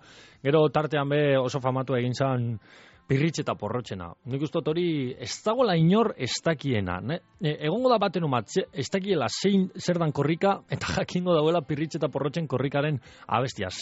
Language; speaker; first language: Basque; native; Basque